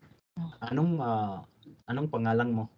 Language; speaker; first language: Filipino; non-native, learner; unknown